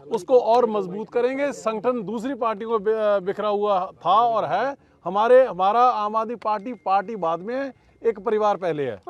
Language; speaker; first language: Hindi; non-native, local second language; Punjabi